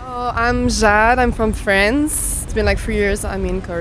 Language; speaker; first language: English; non-native, fluent; French